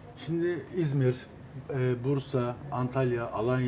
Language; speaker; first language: Turkish; native; Turkish